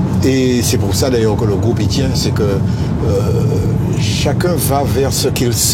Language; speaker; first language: French; native; French